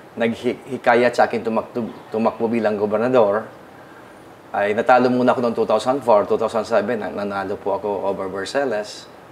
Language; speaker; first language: Filipino; non-native, local second language; Bikol